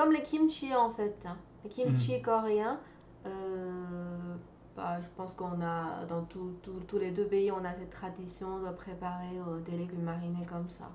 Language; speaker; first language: French; non-native, fluent; Chinese